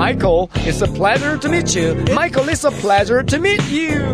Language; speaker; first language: English; non-native, fluent; Korean